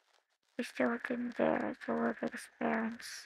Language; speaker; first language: English; non-native, learner; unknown